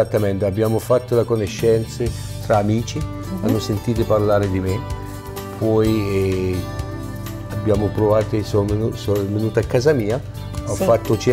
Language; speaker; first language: Italian; early bilingual, heritage; Italian